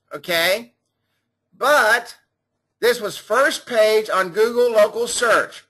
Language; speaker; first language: English; native; English